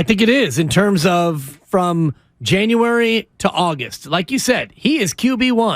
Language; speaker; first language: English; native; English